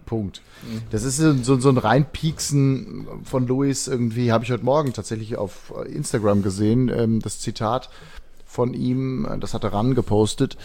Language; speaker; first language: German; native; German